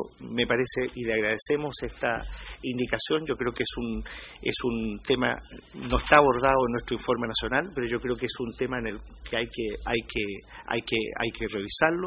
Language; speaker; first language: Spanish; native; Spanish